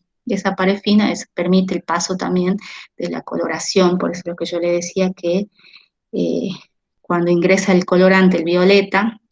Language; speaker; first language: Spanish; native; Spanish